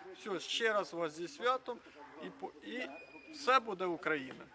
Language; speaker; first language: Ukrainian; native; Ukrainian